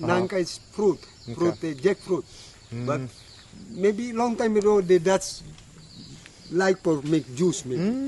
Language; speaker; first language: English; non-native, learner; Indonesian